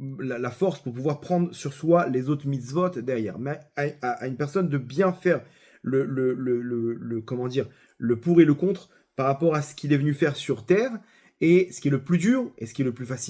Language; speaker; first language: French; native; French